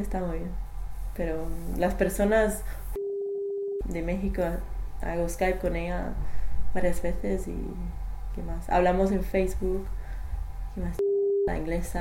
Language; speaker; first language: Spanish; non-native, learner; English